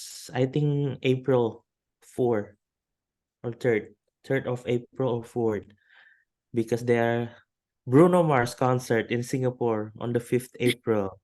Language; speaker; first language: English; non-native, fluent; Indonesian